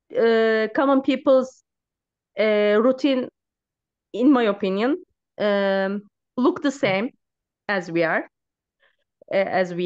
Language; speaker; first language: English; non-native, learner; Turkish